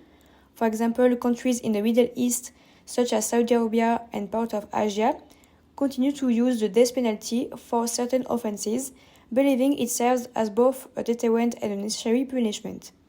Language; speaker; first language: English; non-native, fluent; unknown